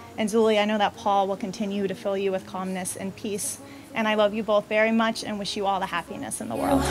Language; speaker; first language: English; native; English